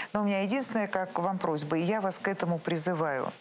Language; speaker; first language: Russian; native; Russian